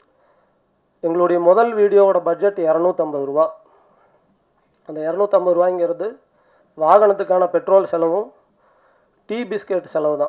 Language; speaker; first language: Tamil; native; Tamil